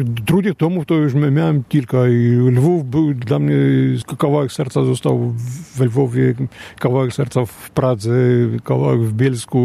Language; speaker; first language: Polish; non-native, fluent; Armenian